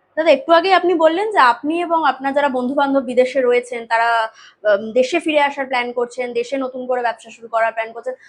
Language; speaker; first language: Bangla; native; Bangla